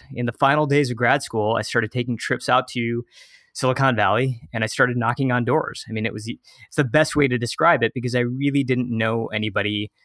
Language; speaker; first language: English; native; English